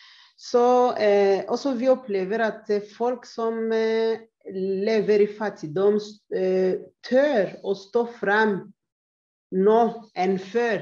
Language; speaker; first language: Swedish; non-native, fluent; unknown